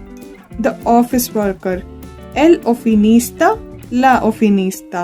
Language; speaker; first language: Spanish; non-native, learner; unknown